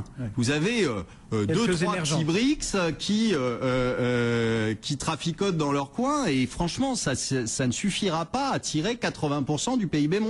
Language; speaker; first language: French; native; French